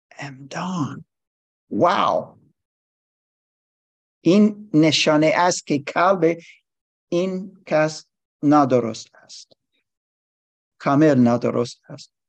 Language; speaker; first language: Persian; non-native, learner; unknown